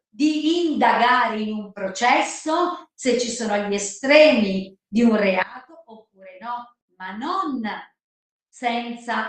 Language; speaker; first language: Italian; native; Italian